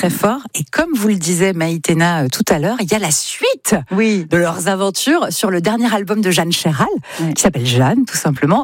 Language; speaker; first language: French; native; French